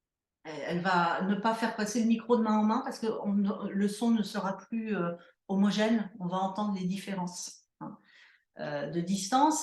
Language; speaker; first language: French; native; French